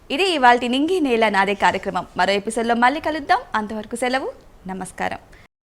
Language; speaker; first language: Telugu; native; Telugu